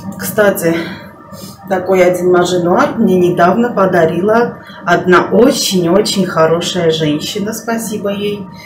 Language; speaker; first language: Russian; non-native, local second language; Armenian